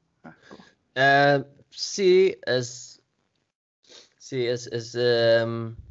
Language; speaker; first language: Italian; non-native, learner; Swedish